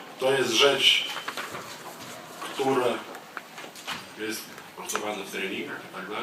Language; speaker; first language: Polish; non-native, learner; Lithuanian